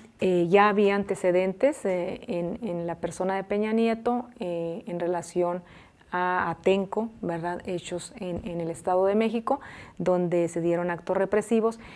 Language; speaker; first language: Spanish; native; Spanish